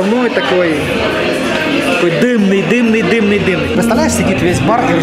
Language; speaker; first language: Russian; native; Russian